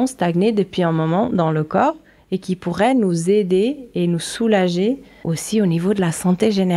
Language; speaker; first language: French; non-native, fluent; Portuguese